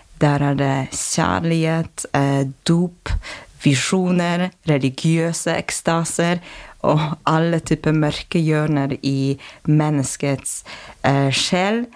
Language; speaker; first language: Norwegian; non-native, fluent; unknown